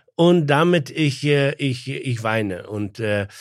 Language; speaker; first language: German; non-native, fluent; Polish